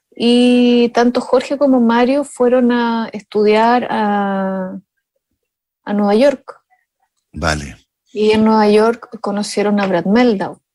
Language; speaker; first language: Spanish; native; Spanish